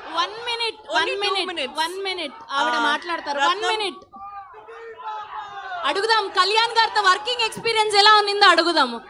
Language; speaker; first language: Telugu; native; Telugu